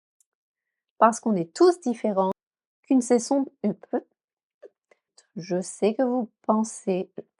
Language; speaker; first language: French; native; French